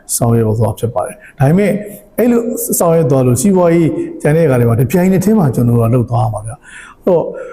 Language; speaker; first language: Burmese; native; Burmese